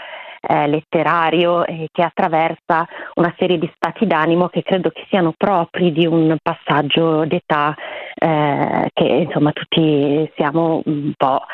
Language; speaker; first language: Italian; native; Italian